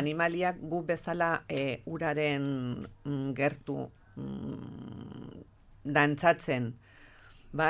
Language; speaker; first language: Basque; non-native, local second language; Spanish